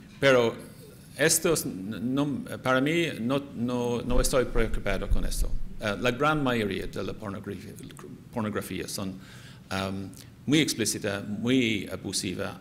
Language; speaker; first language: Spanish; non-native, fluent; English